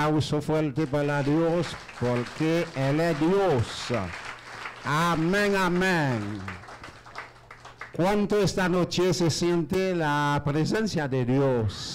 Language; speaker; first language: Spanish; non-native, learner; Haitian Creole